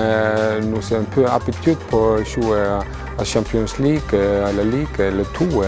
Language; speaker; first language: French; non-native, learner; Icelandic